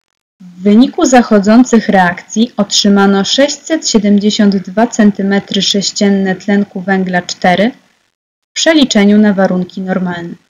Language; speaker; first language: Polish; native; Polish